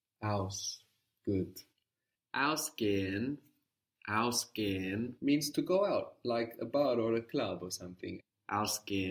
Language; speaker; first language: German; non-native, fluent; English